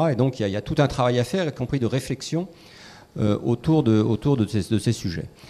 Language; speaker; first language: French; native; French